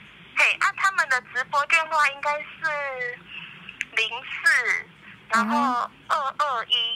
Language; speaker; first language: Chinese; native; Chinese